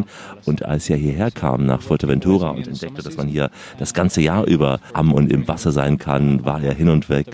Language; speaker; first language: German; native; German